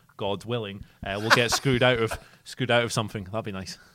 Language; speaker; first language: English; native; English